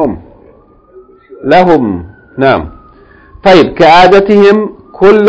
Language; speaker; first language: Arabic; non-native, fluent; English